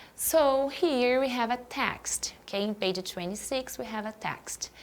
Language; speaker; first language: English; non-native, fluent; Portuguese